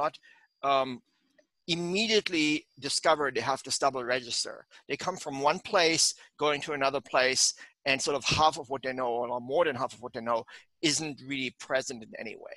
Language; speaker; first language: English; non-native, fluent; German